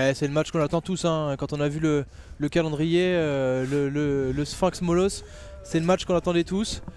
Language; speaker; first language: French; native; French